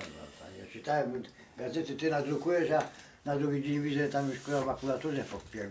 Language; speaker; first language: Polish; native; Polish